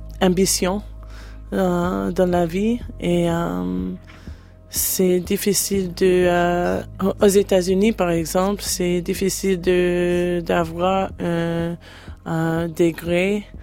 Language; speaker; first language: French; non-native, learner; English